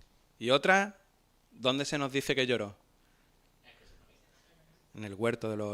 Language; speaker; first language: Spanish; native; Spanish